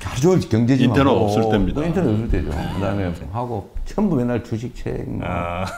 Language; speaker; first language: Korean; native; Korean